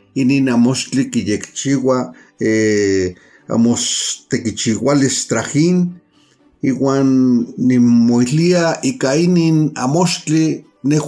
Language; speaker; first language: Spanish; non-native, local second language; Nahuatl languages